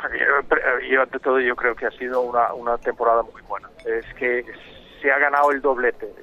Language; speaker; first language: Spanish; non-native, fluent; Danish